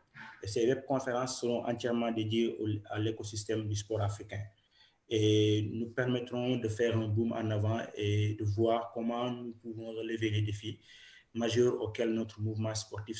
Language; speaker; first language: French; non-native, local second language; Wolof